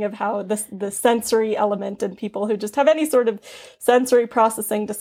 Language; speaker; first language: English; native; English